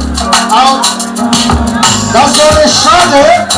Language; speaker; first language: German; non-native, learner; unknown